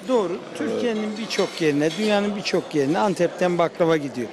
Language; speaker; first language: Turkish; native; Turkish